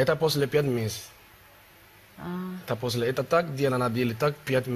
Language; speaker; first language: Russian; non-native, learner; Spanish